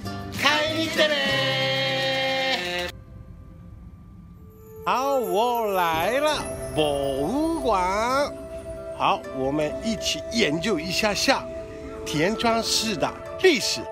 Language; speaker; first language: Chinese; non-native, fluent; Japanese